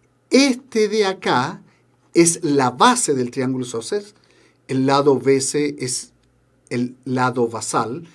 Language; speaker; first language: Spanish; native; Spanish